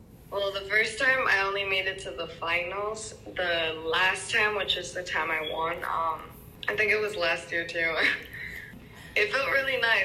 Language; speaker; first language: English; early bilingual, other home language; Spanish